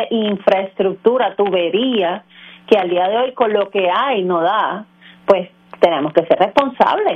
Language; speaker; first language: Spanish; native; Spanish